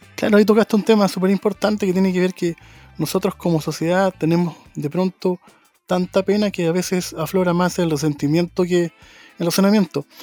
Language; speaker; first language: Spanish; native; Spanish